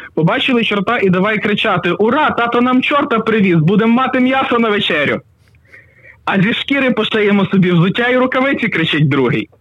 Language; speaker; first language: Ukrainian; native; Ukrainian